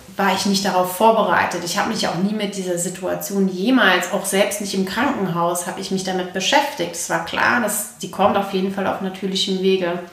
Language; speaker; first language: German; native; German